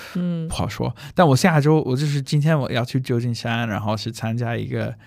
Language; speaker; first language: Chinese; non-native, fluent; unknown